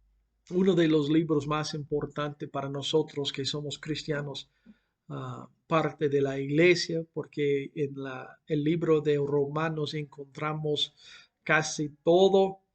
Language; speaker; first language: Spanish; non-native, fluent; English